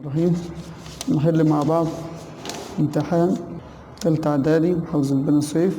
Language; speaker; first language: Arabic; native; Arabic